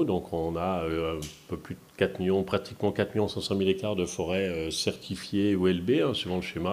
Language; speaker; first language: French; native; French